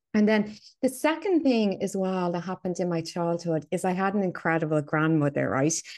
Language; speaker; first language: English; native; English